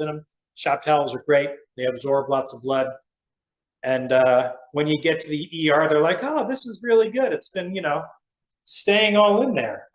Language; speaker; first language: English; native; English